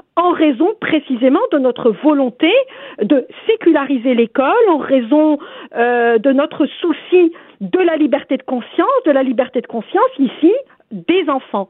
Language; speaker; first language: French; non-native, local second language; Arabic